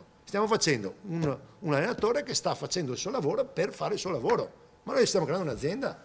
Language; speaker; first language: Italian; native; Italian